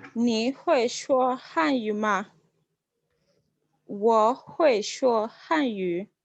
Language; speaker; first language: Chinese; non-native, learner; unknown